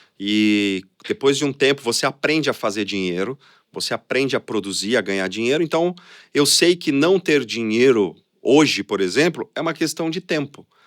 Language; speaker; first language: Portuguese; native; Portuguese